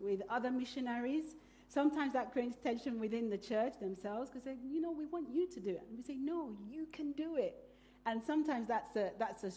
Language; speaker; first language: English; non-native, local second language; Yoruba